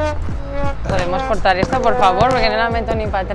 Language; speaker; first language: Spanish; native; Spanish